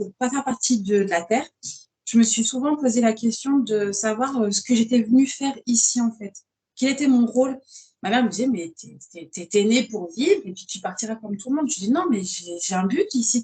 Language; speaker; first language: French; native; French